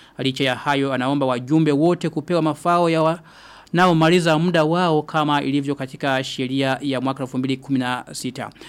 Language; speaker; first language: Swahili; non-native, local second language; Rundi